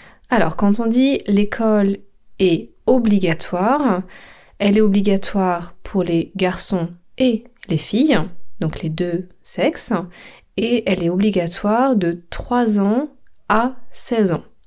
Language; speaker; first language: French; native; French